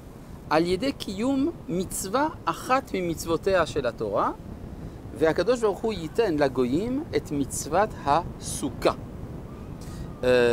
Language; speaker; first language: Hebrew; non-native, fluent; French